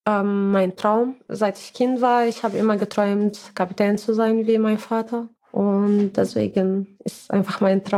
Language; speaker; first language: German; non-native, learner; Arabic